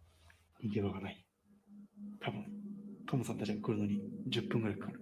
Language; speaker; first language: Japanese; native; Japanese